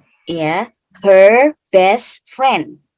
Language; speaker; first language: English; non-native, fluent; Indonesian